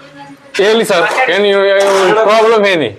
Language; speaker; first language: Kannada; non-native, learner; Malayalam